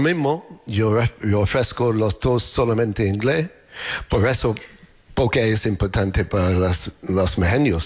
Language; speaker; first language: Spanish; non-native, learner; English